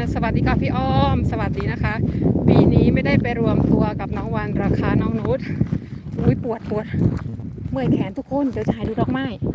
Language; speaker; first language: Thai; native; Thai